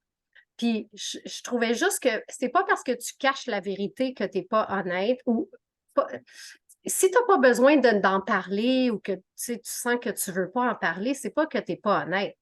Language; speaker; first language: French; native; French